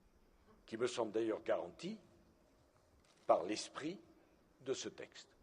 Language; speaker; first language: French; native; French